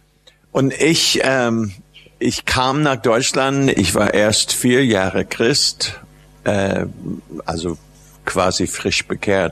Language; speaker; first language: German; non-native, fluent; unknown